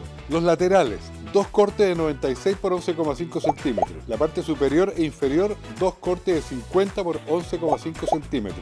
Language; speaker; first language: Spanish; native; Spanish